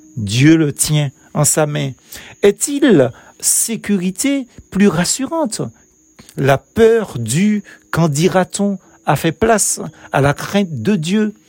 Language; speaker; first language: French; native; French